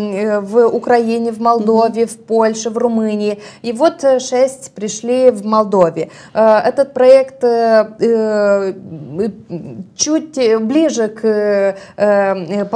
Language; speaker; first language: Russian; non-native, local second language; Romanian